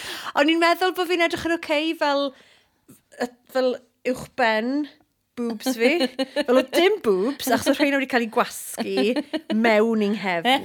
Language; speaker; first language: Welsh; native; Welsh